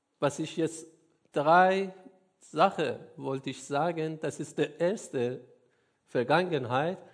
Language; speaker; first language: German; non-native, learner; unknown